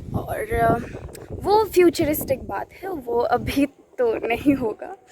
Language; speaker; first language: Hindi; non-native, local second language; Odia